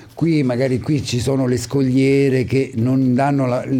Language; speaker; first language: Italian; native; Italian